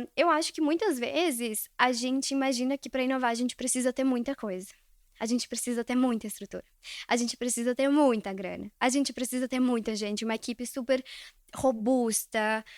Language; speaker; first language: Portuguese; early bilingual, other home language; Spanish